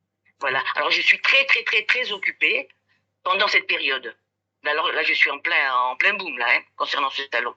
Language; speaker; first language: French; native; French